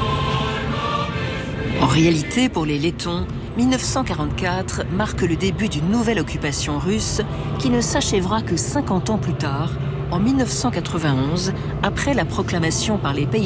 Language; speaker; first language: French; native; French